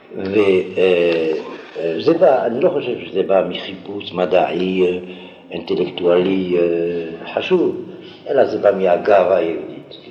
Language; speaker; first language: Hebrew; non-native, fluent; French